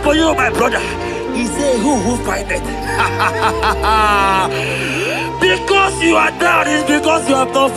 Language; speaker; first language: English; non-native, local second language; Igbo